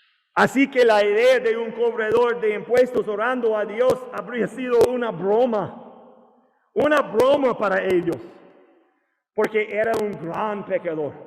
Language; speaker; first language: Spanish; non-native, learner; English